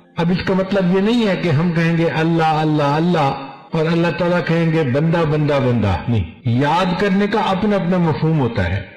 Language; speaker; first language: Urdu; non-native, local second language; Punjabi